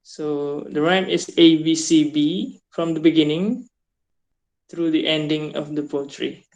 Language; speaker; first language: English; non-native, fluent; Indonesian